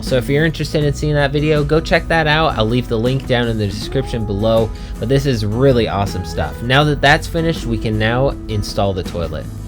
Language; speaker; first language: English; native; English